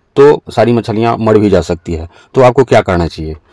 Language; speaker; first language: Hindi; native; Hindi